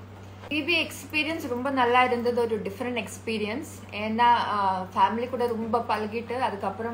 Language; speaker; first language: Tamil; non-native, learner; Malayalam